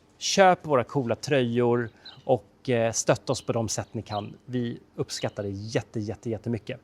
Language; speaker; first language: Swedish; native; Swedish